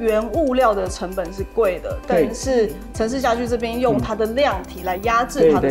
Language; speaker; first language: Chinese; native; Chinese